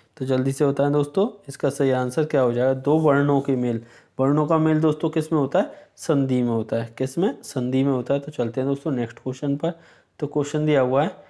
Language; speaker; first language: Hindi; native; Hindi